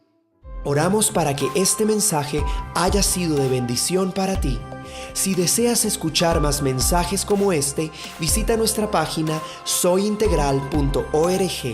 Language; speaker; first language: Spanish; native; Spanish